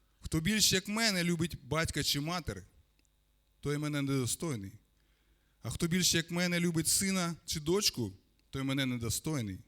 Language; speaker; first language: Ukrainian; non-native, local second language; Russian